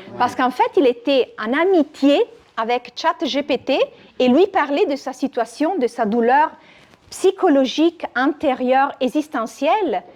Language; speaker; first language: French; non-native, fluent; Italian